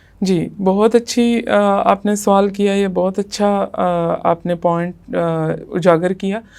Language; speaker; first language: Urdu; native; Urdu